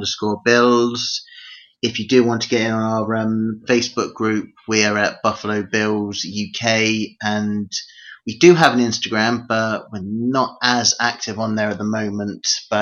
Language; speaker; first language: English; native; English